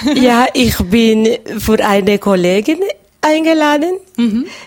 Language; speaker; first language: German; non-native, learner; Spanish